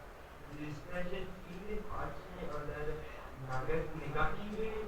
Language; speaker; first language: German; non-native, learner; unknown